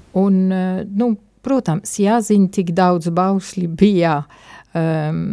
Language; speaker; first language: Latvian; non-native, fluent; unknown